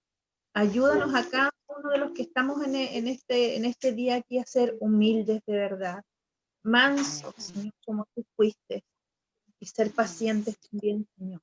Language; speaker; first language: Spanish; native; Spanish